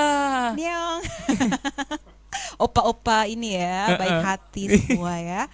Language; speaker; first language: Indonesian; native; Indonesian